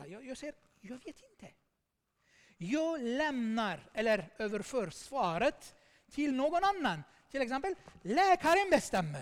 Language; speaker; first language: Swedish; non-native, fluent; Armenian